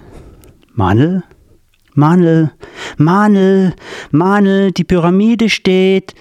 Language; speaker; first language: German; native; German